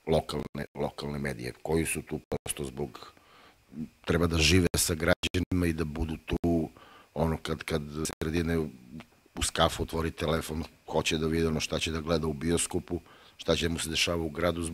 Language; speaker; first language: Bosnian; native; Bosnian